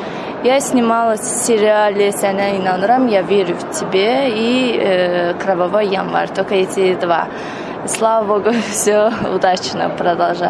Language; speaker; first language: Russian; non-native, local second language; Azerbaijani